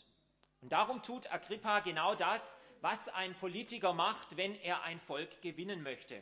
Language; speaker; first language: German; native; German